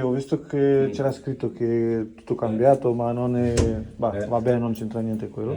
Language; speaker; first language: Italian; non-native, fluent; Romanian